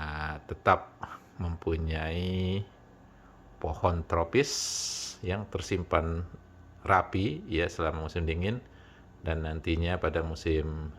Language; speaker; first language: Indonesian; native; Indonesian